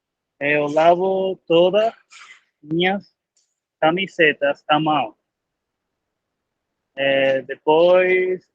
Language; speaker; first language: Portuguese; non-native, learner; Spanish